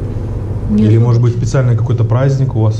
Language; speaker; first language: Russian; native; Russian